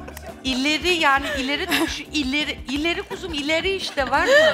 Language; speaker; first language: Turkish; native; Turkish